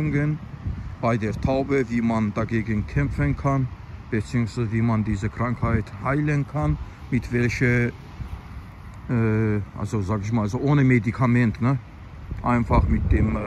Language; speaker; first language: German; non-native, fluent; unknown